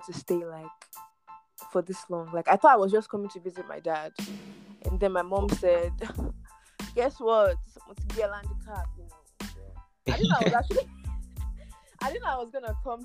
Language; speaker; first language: English; non-native, local second language; Yoruba